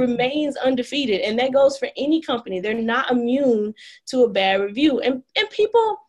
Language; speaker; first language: English; native; English